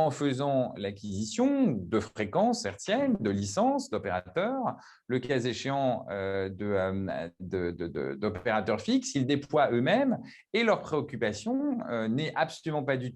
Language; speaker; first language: French; native; French